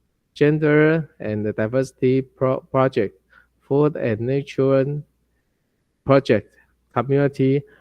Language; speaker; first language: English; non-native, learner; Chinese